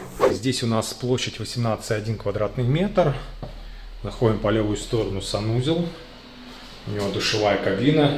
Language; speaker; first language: Russian; native; Russian